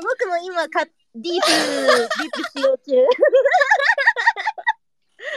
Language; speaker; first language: Japanese; native; Japanese